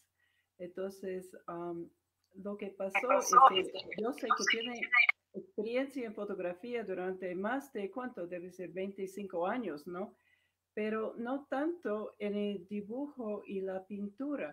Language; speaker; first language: Spanish; non-native, fluent; English